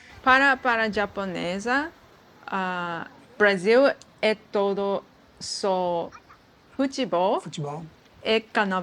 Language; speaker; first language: Portuguese; non-native, learner; Japanese